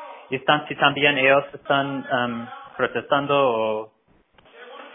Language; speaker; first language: Spanish; non-native, fluent; English